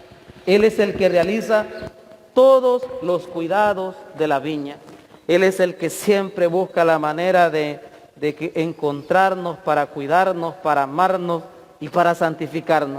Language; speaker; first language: Spanish; native; Spanish